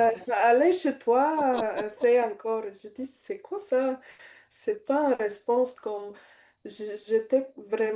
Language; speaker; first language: French; non-native, learner; Bulgarian